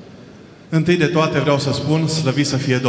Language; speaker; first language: Romanian; non-native, fluent; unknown